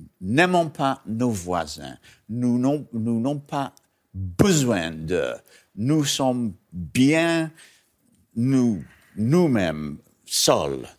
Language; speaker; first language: French; non-native, learner; English